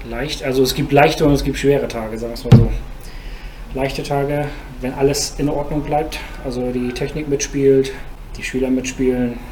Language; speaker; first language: German; native; German